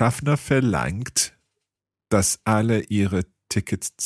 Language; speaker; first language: German; non-native, learner; English